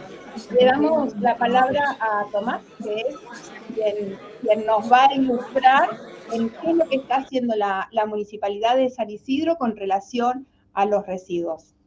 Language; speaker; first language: Spanish; native; Spanish